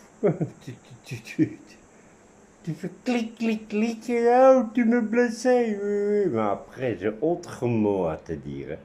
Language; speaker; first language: French; non-native, fluent; Dutch